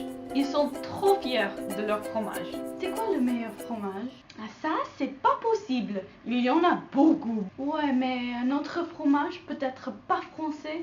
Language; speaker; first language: French; non-native, learner; English